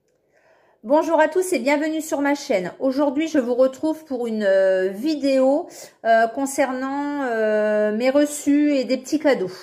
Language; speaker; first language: French; native; French